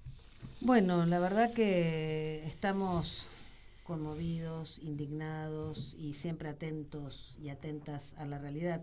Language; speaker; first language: Spanish; native; Spanish